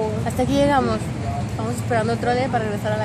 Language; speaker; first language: Spanish; native; Spanish